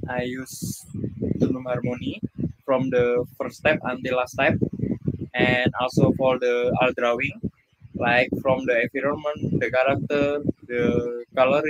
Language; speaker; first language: English; non-native, learner; Indonesian